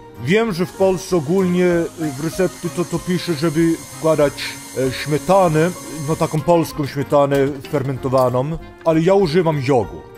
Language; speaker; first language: Polish; early bilingual, heritage; Polish